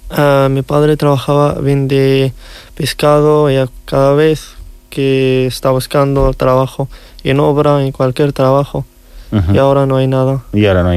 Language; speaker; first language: Spanish; non-native, learner; Riffian